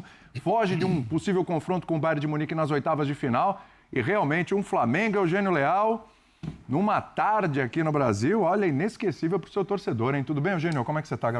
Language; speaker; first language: Portuguese; native; Portuguese